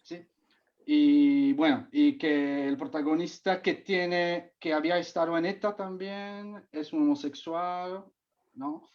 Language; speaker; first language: Spanish; non-native, fluent; Czech